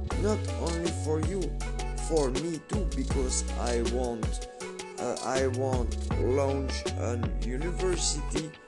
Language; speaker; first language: English; non-native, learner; French